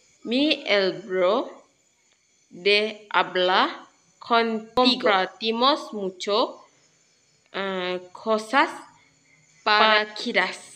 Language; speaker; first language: Spanish; non-native, learner; Malay